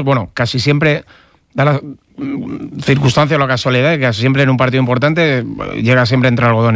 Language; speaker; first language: Spanish; native; Spanish